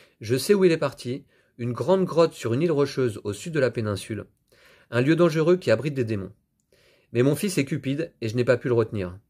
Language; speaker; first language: French; native; French